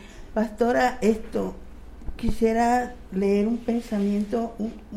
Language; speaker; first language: Spanish; native; Spanish